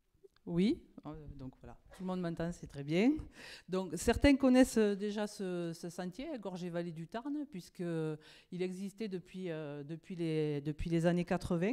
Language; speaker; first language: French; native; French